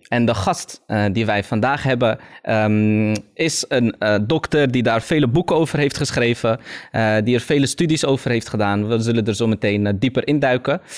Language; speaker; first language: Dutch; early bilingual, other home language; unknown